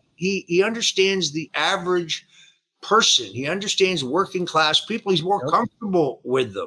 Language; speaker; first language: English; native; English